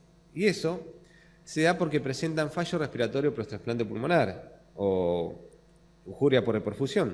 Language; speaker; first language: Spanish; native; Spanish